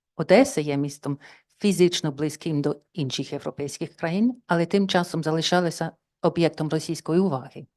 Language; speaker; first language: Ukrainian; non-native, fluent; English